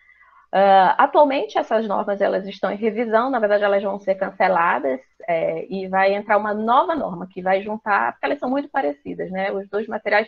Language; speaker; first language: Portuguese; native; Portuguese